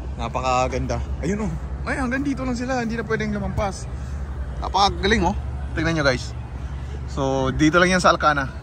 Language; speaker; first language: Filipino; non-native, local second language; Cebuano